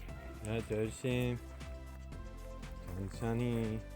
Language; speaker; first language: Korean; non-native, learner; English